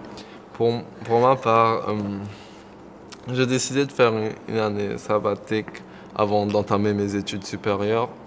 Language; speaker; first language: French; non-native, local second language; Morisyen